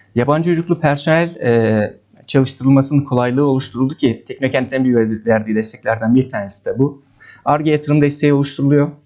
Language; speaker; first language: Turkish; native; Turkish